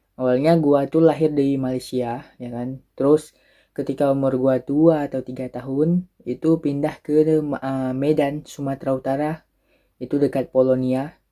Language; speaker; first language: Indonesian; early bilingual, other home language; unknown